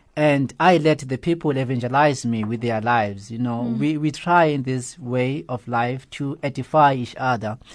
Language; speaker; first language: English; non-native, local second language; Zulu